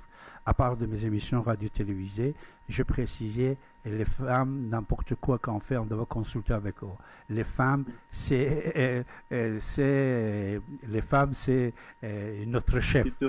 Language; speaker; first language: French; non-native, fluent; Persian